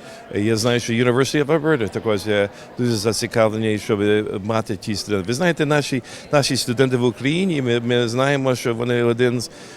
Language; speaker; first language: Ukrainian; early bilingual, heritage; Ukrainian